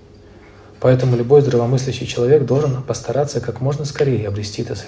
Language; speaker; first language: Russian; native; Russian